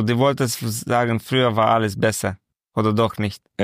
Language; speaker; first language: German; non-native, learner; Romanian